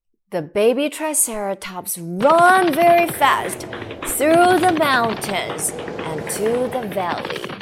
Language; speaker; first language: English; non-native, fluent; Chinese